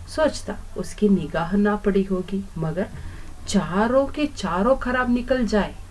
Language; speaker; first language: Hindi; non-native, local second language; Kannada